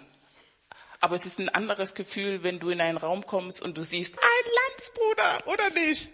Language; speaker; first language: German; non-native, fluent; Spanish